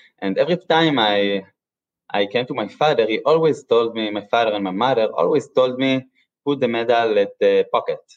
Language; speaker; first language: English; non-native, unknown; Hebrew